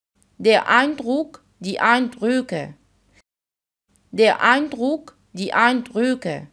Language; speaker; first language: German; non-native, fluent; Arabic